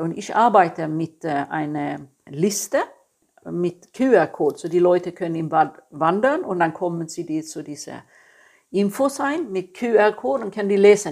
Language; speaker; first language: German; non-native, fluent; Swedish